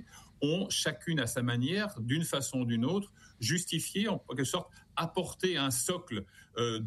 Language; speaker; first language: French; native; French